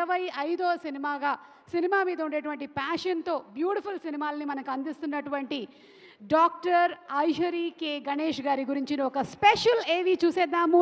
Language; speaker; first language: Telugu; native; Telugu